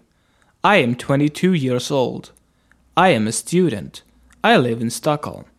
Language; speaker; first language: English; non-native, fluent; Swedish